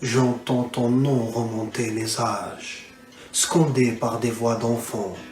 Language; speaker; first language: French; non-native, local second language; Arabic